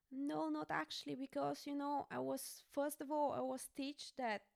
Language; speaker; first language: English; non-native, fluent; Bulgarian